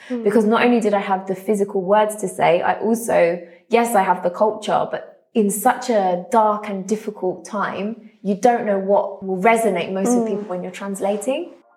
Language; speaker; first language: English; early bilingual, other home language; Vietnamese